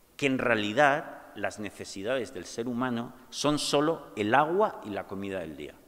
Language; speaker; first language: Spanish; native; Spanish